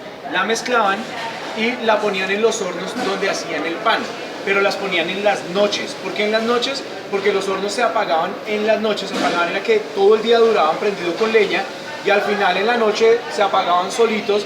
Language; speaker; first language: Spanish; native; Spanish